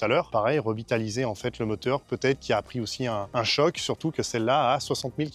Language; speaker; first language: French; native; French